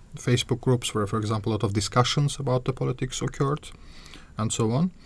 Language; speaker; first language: English; non-native, fluent; Azerbaijani